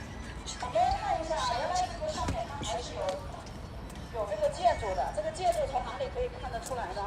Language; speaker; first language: Chinese; native; Chinese